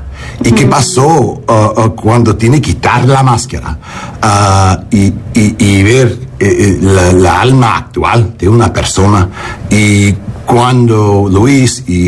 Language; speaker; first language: Spanish; non-native, learner; English